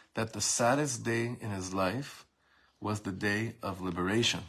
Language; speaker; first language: English; native; English